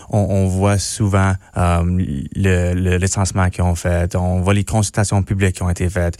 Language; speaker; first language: French; non-native, local second language; English